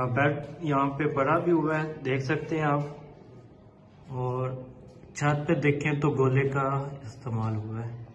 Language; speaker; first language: Urdu; non-native, local second language; Punjabi